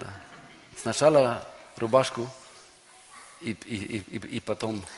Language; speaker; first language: Russian; non-native, learner; Norwegian